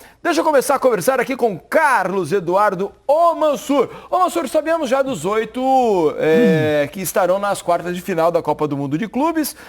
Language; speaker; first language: Portuguese; native; Portuguese